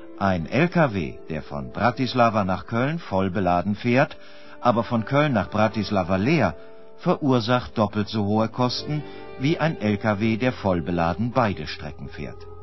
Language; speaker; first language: German; native; German